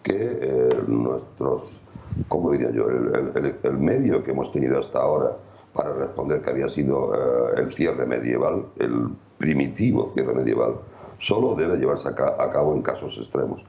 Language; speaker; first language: Spanish; native; Spanish